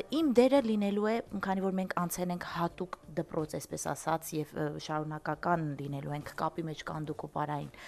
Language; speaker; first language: Armenian; early bilingual, heritage; Armenian